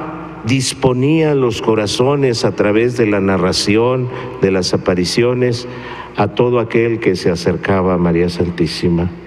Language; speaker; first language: Spanish; native; Spanish